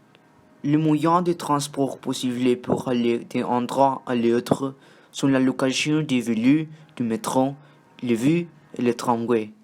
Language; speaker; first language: French; non-native, learner; Spanish